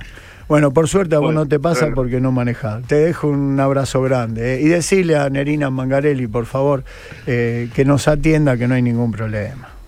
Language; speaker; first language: Spanish; native; Spanish